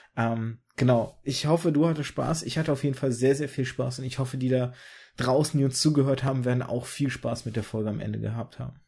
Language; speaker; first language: German; early bilingual, other home language; Russian